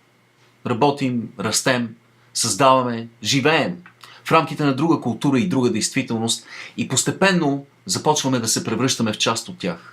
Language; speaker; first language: Bulgarian; native; Bulgarian